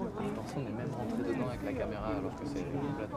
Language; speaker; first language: French; native; French